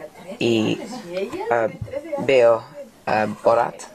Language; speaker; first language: Spanish; non-native, learner; English